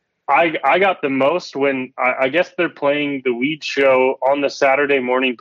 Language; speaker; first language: English; native; English